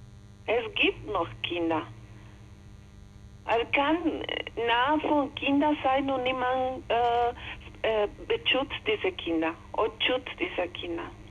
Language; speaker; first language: German; non-native, learner; Spanish